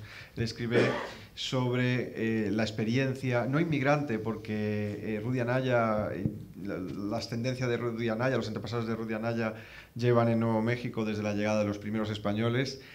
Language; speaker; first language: Spanish; native; Spanish